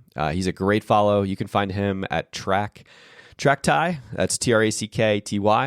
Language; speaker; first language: English; native; English